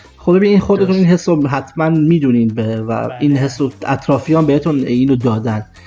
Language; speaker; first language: Persian; non-native, local second language; Kurdish